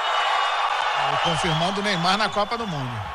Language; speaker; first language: Portuguese; native; Portuguese